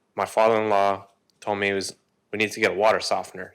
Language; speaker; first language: English; native; English